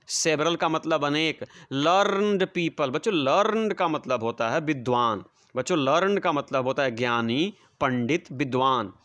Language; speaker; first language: Hindi; non-native, local second language; Bhojpuri